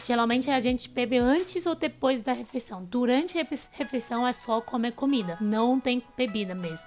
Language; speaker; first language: Portuguese; non-native, fluent; Chinese